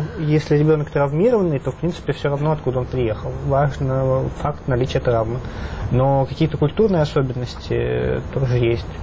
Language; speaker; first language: Russian; native; Russian